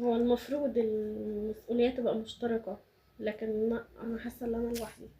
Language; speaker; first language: Arabic; native; Arabic